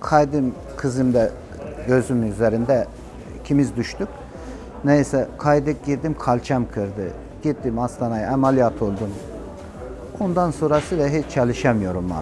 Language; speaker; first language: Turkish; non-native, learner; Persian